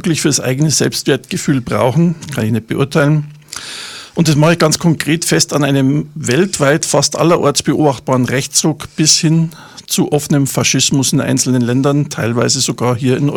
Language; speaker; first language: German; native; German